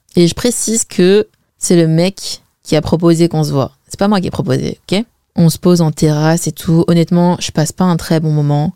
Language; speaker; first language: French; early bilingual, other home language; Wu Chinese